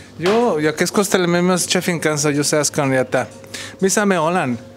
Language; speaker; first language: Finnish; non-native, learner; Spanish